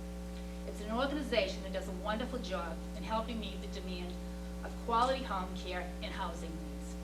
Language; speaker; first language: English; native; English